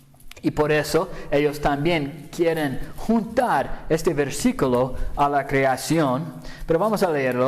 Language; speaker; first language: Spanish; non-native, fluent; English